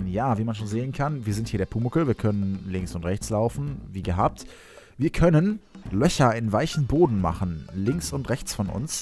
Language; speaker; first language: German; native; German